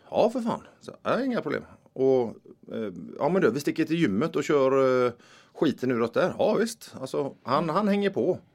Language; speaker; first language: Swedish; native; Swedish